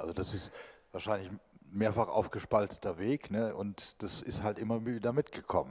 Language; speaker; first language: German; native; German